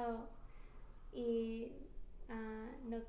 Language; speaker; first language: Spanish; non-native, learner; English